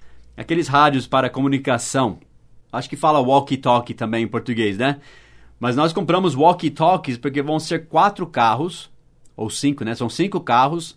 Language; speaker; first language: Portuguese; non-native, fluent; English